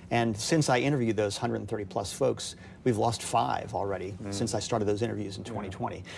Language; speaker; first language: English; native; English